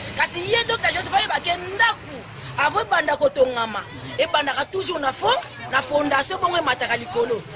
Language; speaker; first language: Lingala; non-native, local second language; Kongo